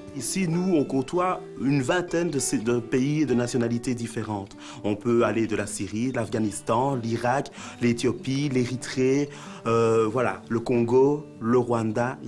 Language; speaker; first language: French; native; French